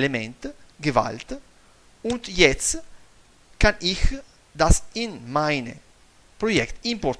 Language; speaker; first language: German; non-native, fluent; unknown